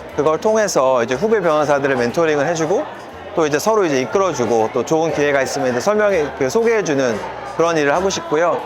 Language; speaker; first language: Korean; early bilingual, other home language; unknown